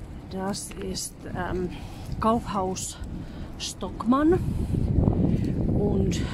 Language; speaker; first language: German; non-native, fluent; Finnish